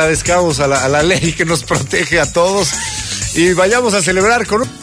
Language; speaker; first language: Spanish; native; Spanish